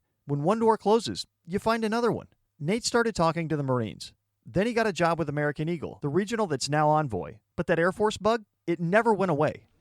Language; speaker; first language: English; native; English